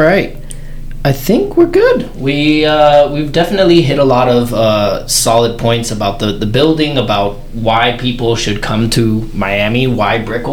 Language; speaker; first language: English; native; English